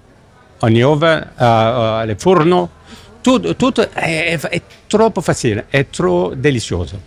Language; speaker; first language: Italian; non-native, learner; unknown